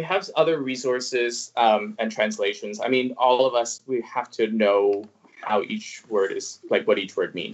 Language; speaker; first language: English; non-native, fluent; Cantonese